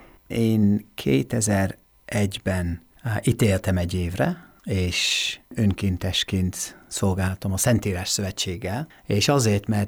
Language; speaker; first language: Hungarian; non-native, fluent; English